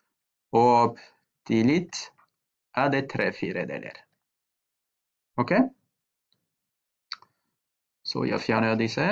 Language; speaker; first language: Norwegian; non-native, fluent; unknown